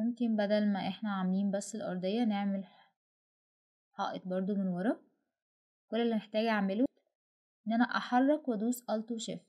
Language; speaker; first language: Arabic; native; Arabic